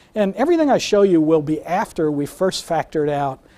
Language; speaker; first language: English; native; English